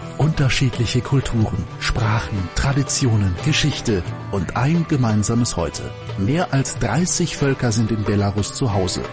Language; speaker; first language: German; non-native, fluent; Russian